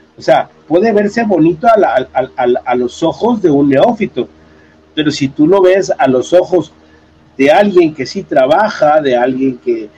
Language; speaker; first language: Spanish; native; Spanish